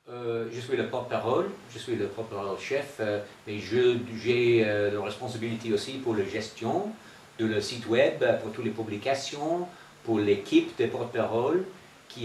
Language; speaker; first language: French; non-native, fluent; English